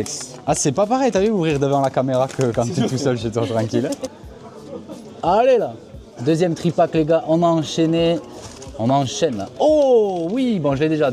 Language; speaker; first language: French; native; French